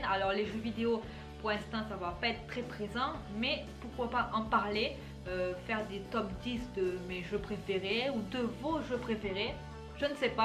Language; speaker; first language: French; native; French